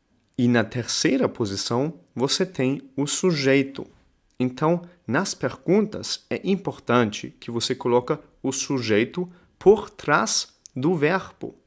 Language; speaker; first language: Portuguese; non-native, fluent; German